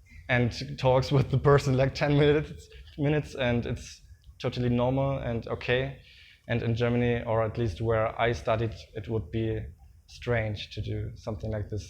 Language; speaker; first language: English; non-native, fluent; German